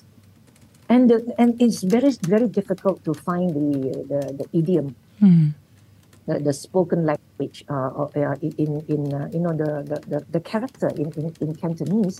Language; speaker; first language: English; non-native, local second language; Min Nan Chinese